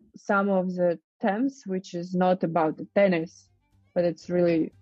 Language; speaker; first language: English; non-native, fluent; Russian